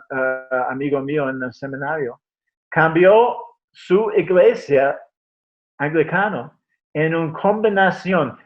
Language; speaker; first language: Spanish; non-native, fluent; English